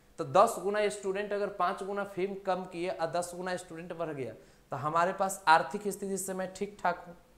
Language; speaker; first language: Hindi; native; Hindi